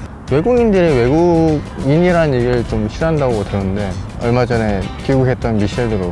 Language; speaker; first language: Korean; native; Korean